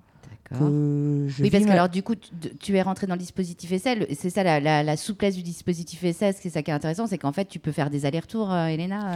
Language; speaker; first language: French; native; French